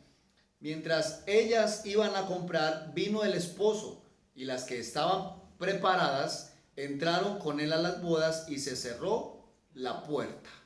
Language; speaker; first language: Spanish; native; Spanish